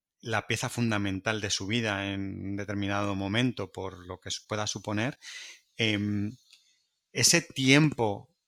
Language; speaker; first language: Spanish; native; Spanish